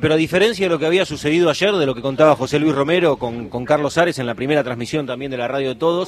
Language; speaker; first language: Spanish; native; Spanish